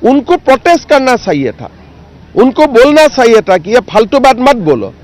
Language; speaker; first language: Hindi; non-native, local second language; Assamese